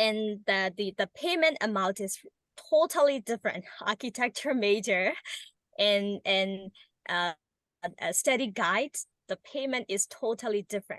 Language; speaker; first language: English; non-native, learner; Burmese